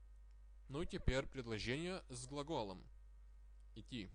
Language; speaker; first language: Russian; non-native, fluent; Lithuanian